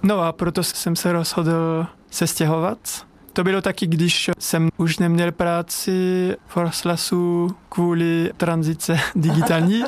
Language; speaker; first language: Czech; non-native, learner; French